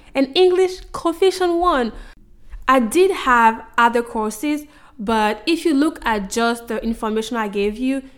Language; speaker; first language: English; non-native, fluent; French